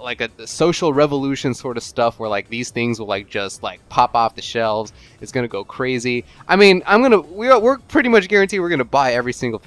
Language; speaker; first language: English; native; English